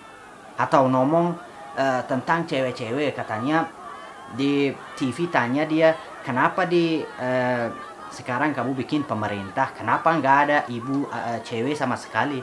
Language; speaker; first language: Indonesian; non-native, fluent; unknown